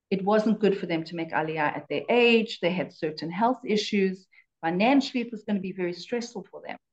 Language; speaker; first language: English; native; English